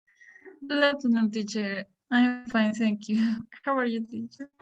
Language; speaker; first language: English; non-native, learner; Spanish